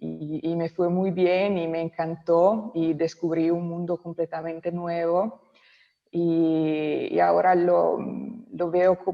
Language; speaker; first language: Spanish; non-native, local second language; Italian